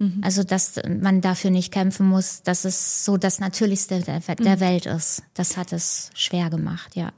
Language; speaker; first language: German; native; German